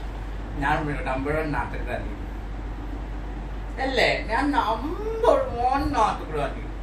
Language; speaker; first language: Malayalam; non-native, learner; Assamese